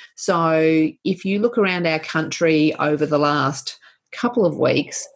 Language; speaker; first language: English; native; English